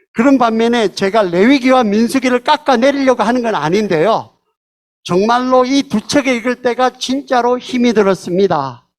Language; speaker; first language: Korean; early bilingual, heritage; Korean